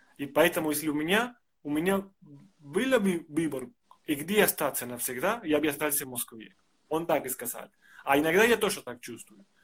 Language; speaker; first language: Russian; non-native, fluent; Spanish